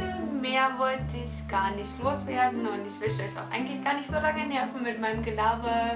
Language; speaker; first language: German; native; German